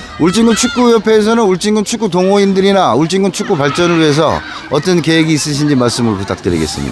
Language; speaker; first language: Korean; native; Korean